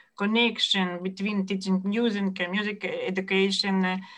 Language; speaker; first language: English; non-native, learner; Ukrainian